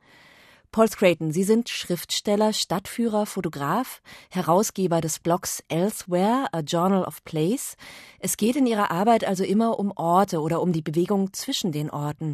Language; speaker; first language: German; native; German